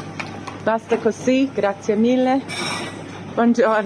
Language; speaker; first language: Italian; non-native, learner; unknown